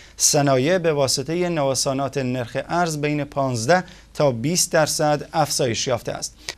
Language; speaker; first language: Persian; non-native, local second language; Central Kurdish